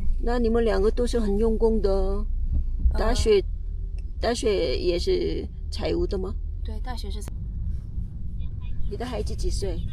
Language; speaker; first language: Chinese; non-native, learner; Korean